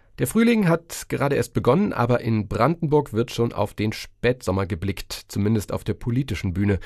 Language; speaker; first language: German; native; German